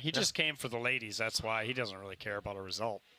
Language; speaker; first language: English; native; English